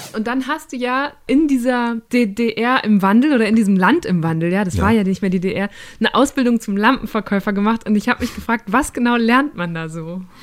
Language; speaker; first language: German; native; German